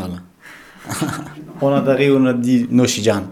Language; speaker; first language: French; non-native, learner; Pashto